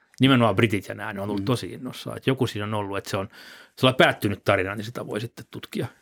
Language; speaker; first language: Finnish; native; Finnish